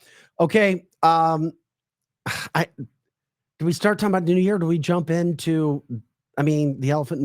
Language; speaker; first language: English; native; English